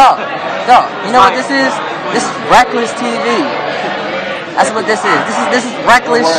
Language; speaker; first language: English; native; English